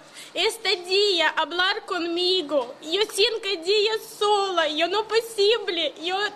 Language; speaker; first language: Spanish; non-native, learner; Russian